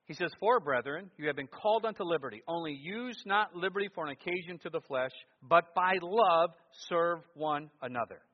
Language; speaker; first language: English; native; English